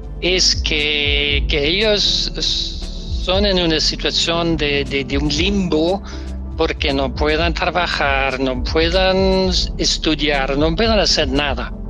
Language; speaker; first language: Spanish; non-native, learner; Danish